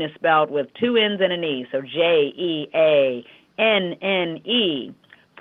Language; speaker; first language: English; native; English